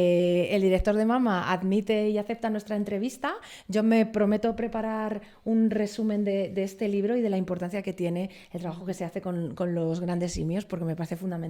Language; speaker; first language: Spanish; native; Spanish